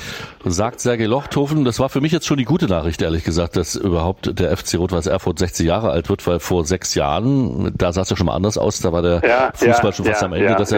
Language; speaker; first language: German; native; German